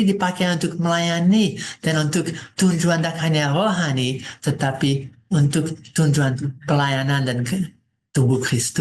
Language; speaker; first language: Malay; non-native, fluent; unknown